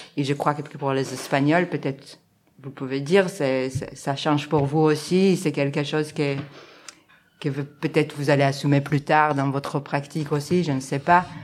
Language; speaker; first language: French; non-native, fluent; Spanish